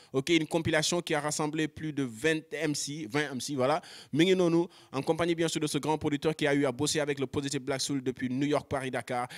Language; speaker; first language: French; non-native, local second language; Wolof